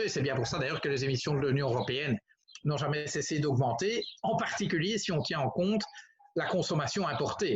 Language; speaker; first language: French; native; French